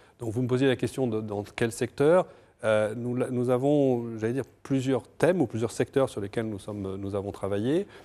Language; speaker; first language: French; non-native, fluent; Portuguese